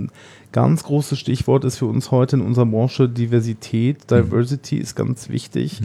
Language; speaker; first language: German; native; German